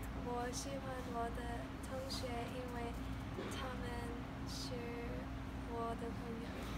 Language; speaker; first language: Chinese; non-native, learner; English